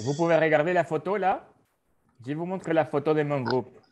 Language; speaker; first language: French; non-native, fluent; Spanish